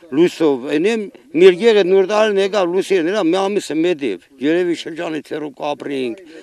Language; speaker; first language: Armenian; native; Armenian